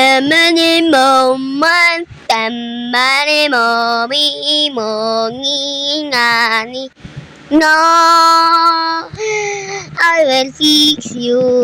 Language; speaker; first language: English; non-native, learner; Filipino